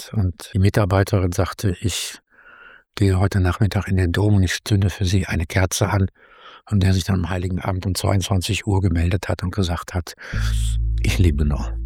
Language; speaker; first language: German; native; German